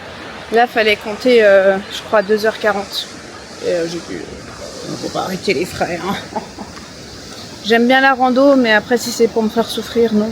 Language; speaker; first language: French; native; French